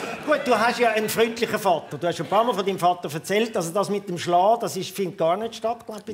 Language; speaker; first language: German; native; German